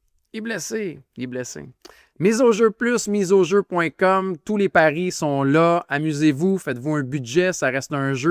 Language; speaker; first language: French; native; French